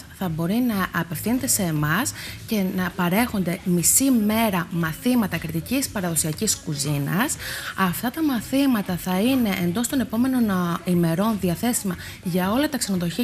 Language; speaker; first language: Greek; native; Greek